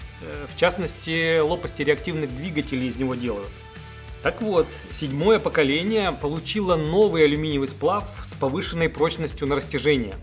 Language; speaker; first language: Russian; native; Russian